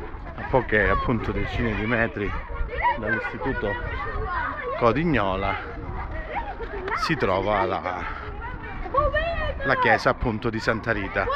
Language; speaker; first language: Italian; native; Italian